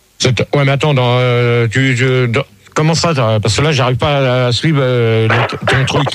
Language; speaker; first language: French; native; French